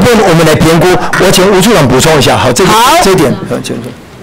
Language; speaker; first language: Chinese; native; Chinese